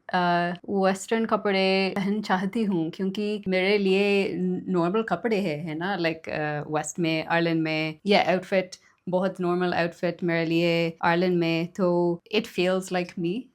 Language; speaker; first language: Hindi; non-native, learner; English